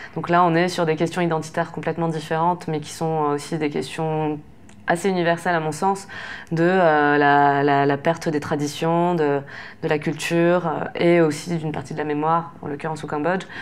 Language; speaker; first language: French; native; French